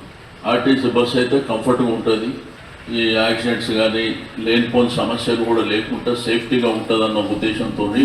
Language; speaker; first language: Telugu; native; Telugu